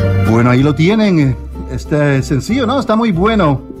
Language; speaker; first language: Spanish; native; Spanish